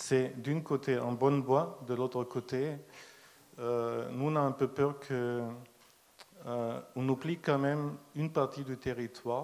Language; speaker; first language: French; non-native, fluent; German